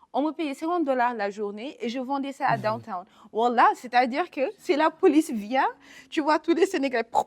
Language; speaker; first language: French; non-native, local second language; Wolof